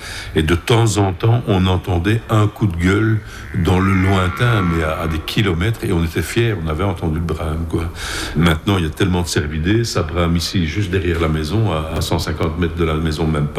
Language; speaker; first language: French; native; French